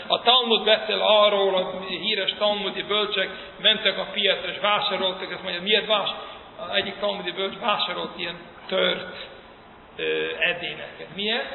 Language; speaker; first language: Hungarian; early bilingual, heritage; Hungarian